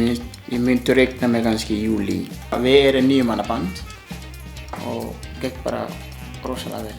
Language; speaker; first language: Icelandic; non-native, learner; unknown